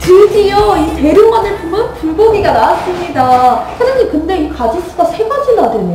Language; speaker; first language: Korean; native; Korean